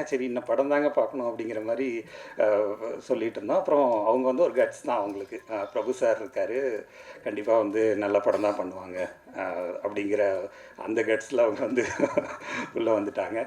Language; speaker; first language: Tamil; native; Tamil